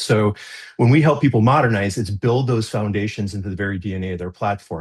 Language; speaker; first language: English; native; English